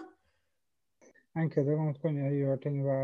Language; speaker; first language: Norwegian; native; Norwegian